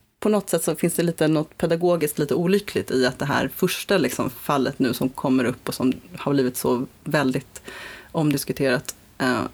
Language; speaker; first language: Swedish; native; Swedish